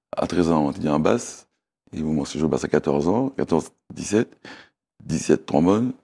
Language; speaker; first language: French; native; French